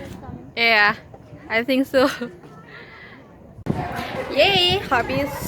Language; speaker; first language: English; non-native, learner; Indonesian